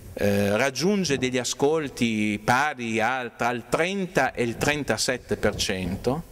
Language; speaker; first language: Italian; native; Italian